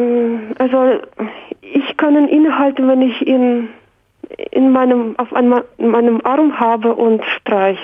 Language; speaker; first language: German; non-native, fluent; Russian